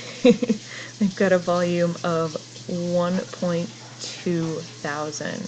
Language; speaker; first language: English; native; English